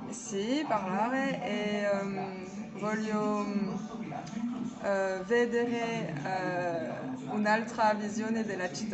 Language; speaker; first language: Italian; non-native, learner; French